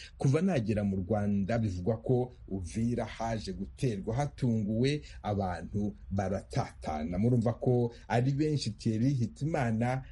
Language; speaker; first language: Kinyarwanda; native; Kinyarwanda